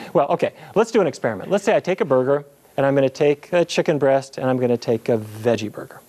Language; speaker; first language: English; native; English